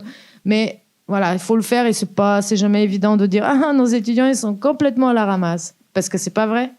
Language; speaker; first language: French; native; French